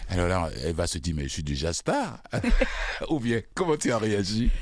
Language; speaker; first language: French; non-native, local second language; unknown